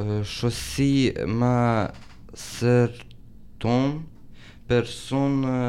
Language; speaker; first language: French; non-native, learner; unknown